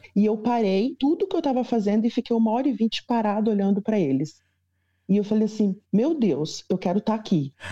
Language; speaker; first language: Portuguese; native; Portuguese